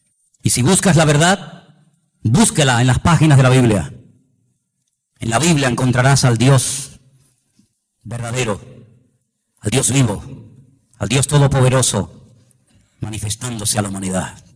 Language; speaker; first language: Spanish; native; Spanish